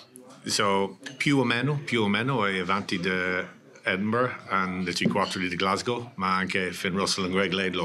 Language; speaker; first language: Italian; non-native, learner; English